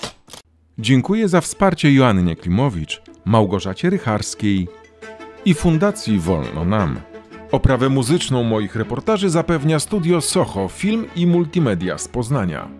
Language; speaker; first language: Polish; native; Polish